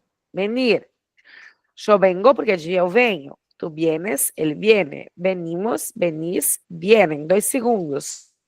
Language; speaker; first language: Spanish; non-native, fluent; Portuguese